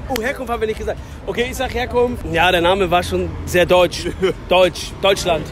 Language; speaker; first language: German; early bilingual, other home language; Turkish